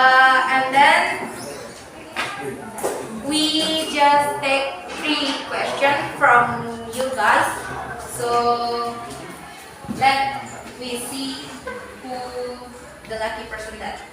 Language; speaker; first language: English; non-native, learner; Indonesian